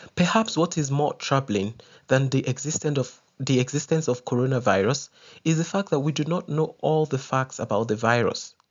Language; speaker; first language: English; non-native, local second language; Yoruba